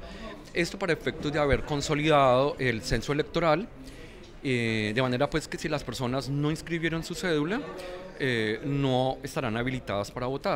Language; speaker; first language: Spanish; native; Spanish